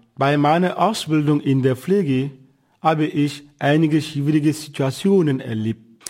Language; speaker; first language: German; non-native, fluent; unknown